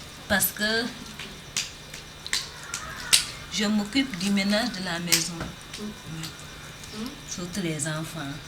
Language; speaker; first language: French; non-native, learner; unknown